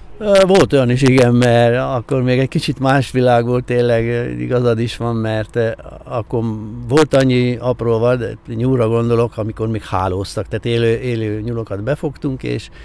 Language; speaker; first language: Hungarian; native; Hungarian